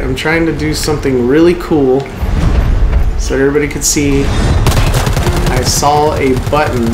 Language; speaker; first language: English; native; English